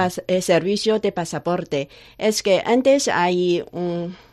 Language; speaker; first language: Spanish; non-native, learner; Chinese